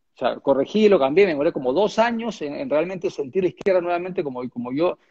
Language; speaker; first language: Spanish; native; Spanish